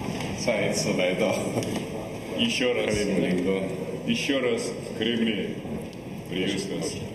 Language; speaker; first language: Russian; non-native, learner; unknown